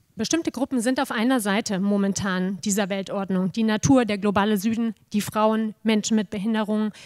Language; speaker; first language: German; native; German